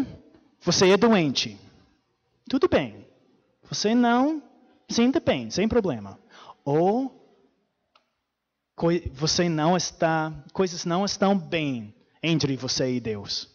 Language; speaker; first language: Portuguese; non-native, fluent; English